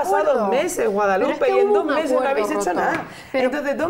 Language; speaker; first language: Spanish; native; Spanish